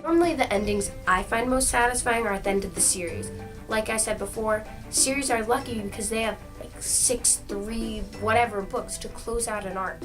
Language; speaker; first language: English; native; English